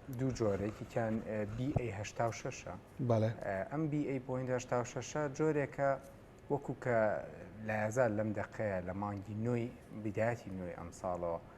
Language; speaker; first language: Central Kurdish; non-native, local second language; Gurani